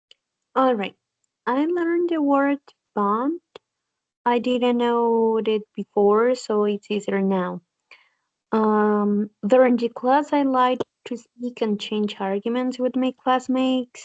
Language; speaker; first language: English; non-native, learner; Spanish